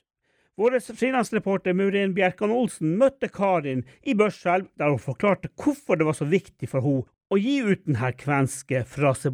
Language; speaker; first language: Norwegian; native; Norwegian